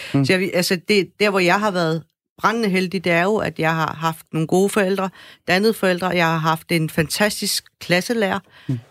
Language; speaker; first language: Danish; early bilingual, other home language; Persian